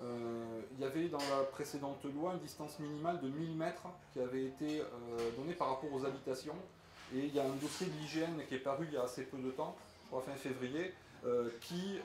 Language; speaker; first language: French; native; French